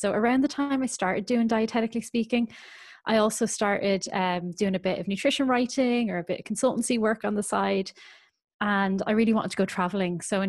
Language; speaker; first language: English; native; English